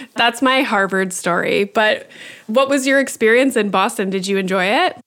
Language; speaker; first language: English; native; English